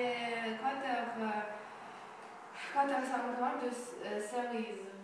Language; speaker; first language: French; non-native, learner; Russian